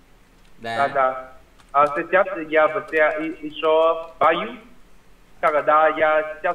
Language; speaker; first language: Russian; non-native, learner; Vietnamese